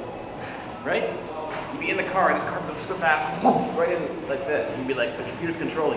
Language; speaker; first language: English; native; English